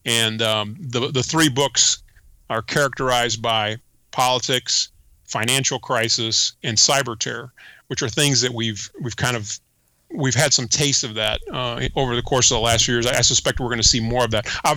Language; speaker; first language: English; early bilingual, other home language; Spanish